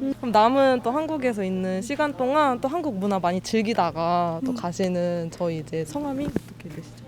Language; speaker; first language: Korean; native; Korean